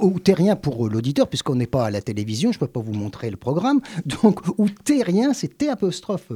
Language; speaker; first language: French; native; French